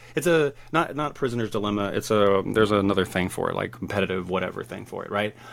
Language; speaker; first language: English; native; English